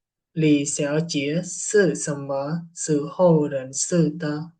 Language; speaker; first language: Chinese; non-native, fluent; Khmer